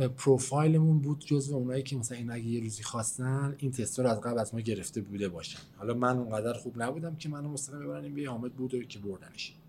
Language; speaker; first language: Persian; native; Persian